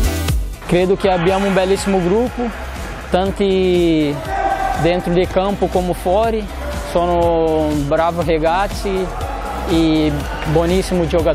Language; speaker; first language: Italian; non-native, learner; Portuguese